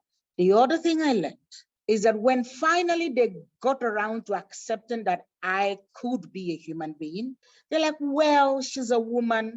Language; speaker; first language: English; non-native, local second language; Igbo